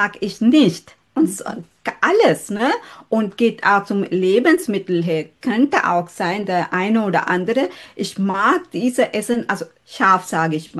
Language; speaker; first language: German; non-native, fluent; Sinhala